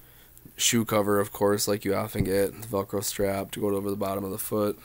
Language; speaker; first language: English; native; English